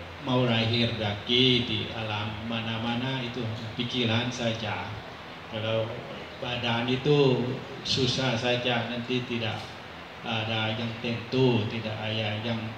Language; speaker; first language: Indonesian; non-native, fluent; Thai